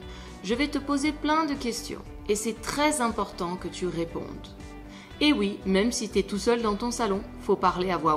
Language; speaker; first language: French; non-native, fluent; English